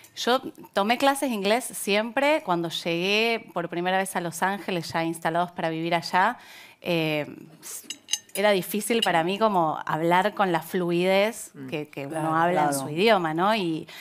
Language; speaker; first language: Spanish; native; Spanish